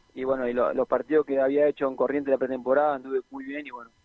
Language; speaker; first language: Spanish; native; Spanish